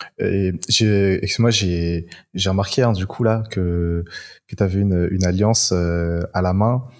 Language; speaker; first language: French; non-native, local second language; Malagasy